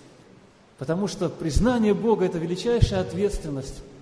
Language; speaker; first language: Russian; native; Russian